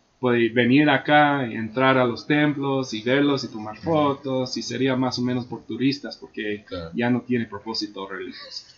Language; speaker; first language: Spanish; non-native, fluent; English